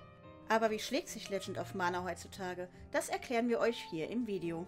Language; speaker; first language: German; native; German